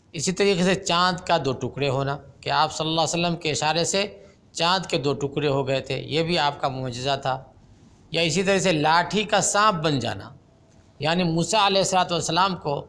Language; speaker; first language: Urdu; native; Urdu